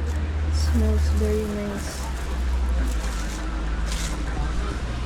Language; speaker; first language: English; non-native, local second language; Filipino